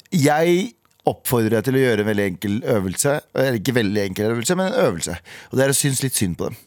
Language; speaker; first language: Norwegian; native; Norwegian